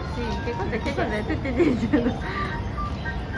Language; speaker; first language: Italian; non-native, learner; Japanese